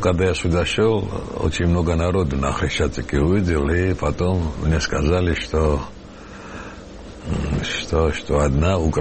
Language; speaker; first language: Ukrainian; non-native, learner; Georgian